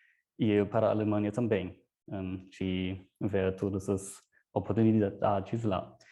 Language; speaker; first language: Portuguese; non-native, fluent; German